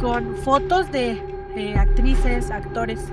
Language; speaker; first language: Spanish; native; Spanish